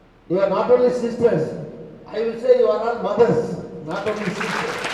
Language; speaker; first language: English; non-native, local second language; Tamil